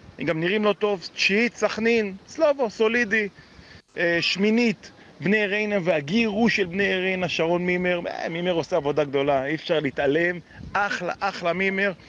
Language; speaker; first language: Hebrew; native; Hebrew